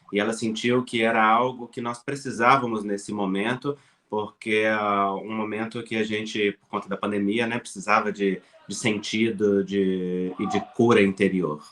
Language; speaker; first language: Portuguese; native; Portuguese